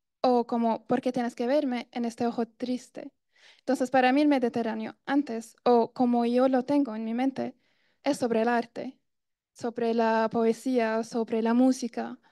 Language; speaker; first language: Spanish; non-native, fluent; Arabic